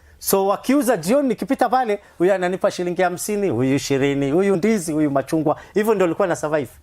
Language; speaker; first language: Swahili; non-native, fluent; Somali